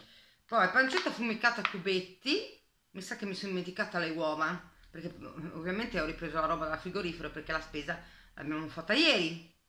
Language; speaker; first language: Italian; native; Italian